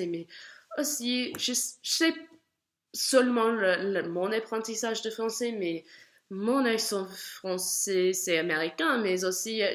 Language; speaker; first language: French; non-native, learner; English